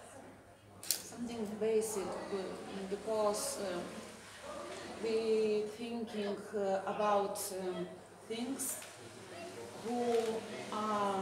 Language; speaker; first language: English; non-native, learner; Lithuanian